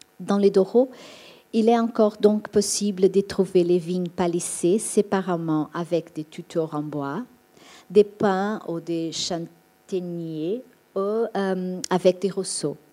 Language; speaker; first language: French; non-native, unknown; Portuguese